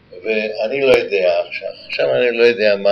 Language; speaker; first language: Hebrew; non-native, fluent; Yiddish